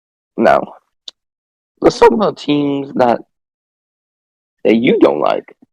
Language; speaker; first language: English; native; English